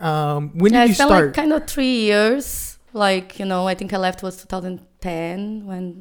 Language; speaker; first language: English; non-native, fluent; Portuguese